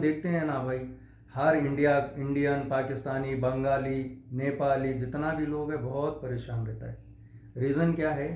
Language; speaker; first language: Hindi; native; Hindi